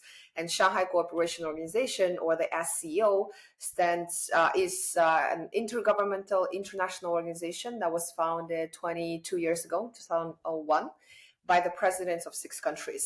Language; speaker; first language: English; non-native, fluent; Chinese